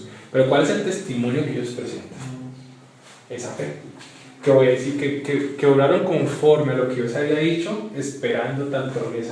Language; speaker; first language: Spanish; native; Spanish